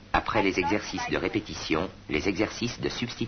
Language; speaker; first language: French; native; French